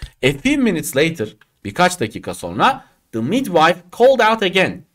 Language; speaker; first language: English; non-native, fluent; Turkish